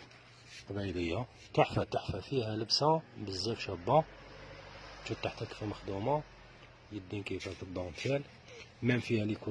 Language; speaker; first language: Arabic; native; Arabic